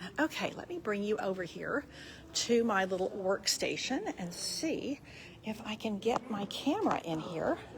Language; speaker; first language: English; native; English